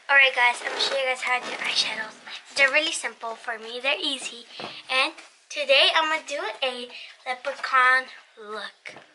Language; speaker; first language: English; early bilingual, other home language; Spanish